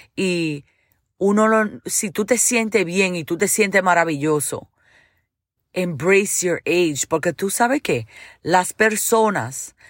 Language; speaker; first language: Spanish; early bilingual, heritage; Spanish